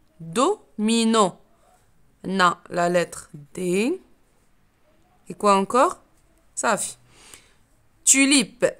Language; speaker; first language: French; non-native, local second language; Arabic